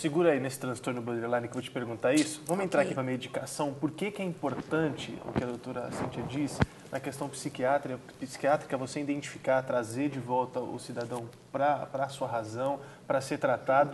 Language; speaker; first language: Portuguese; native; Portuguese